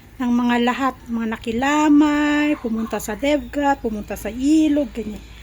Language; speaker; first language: Filipino; native; Filipino